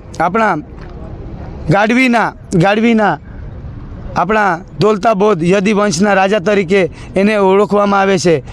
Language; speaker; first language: Gujarati; non-native, local second language; Kukna